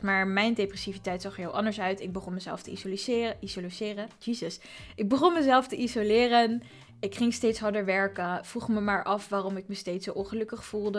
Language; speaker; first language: Dutch; native; Dutch